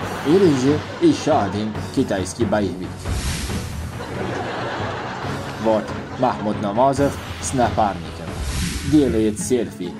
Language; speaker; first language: Russian; non-native, local second language; Uzbek